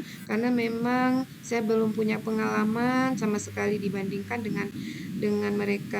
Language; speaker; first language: Indonesian; native; Indonesian